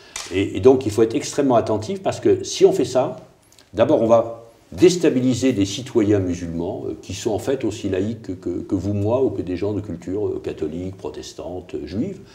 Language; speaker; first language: French; native; French